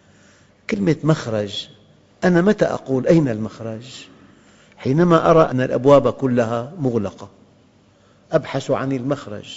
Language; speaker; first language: Arabic; native; Arabic